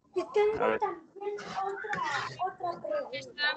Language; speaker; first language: Spanish; early bilingual, heritage; Spanish